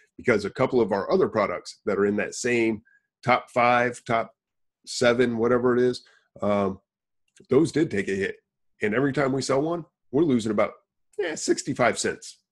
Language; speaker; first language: English; native; English